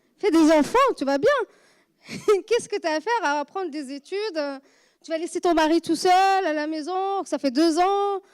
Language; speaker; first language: French; non-native, fluent; Arabic